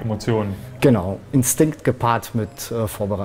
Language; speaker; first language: German; native; German